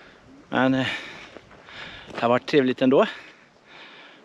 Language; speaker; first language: Swedish; native; Swedish